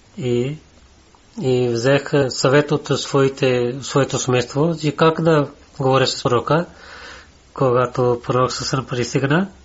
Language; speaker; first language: Bulgarian; non-native, learner; Urdu